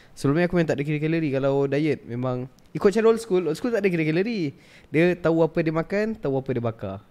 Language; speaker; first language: Malay; native; Malay